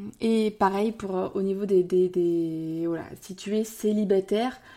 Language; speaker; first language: French; native; French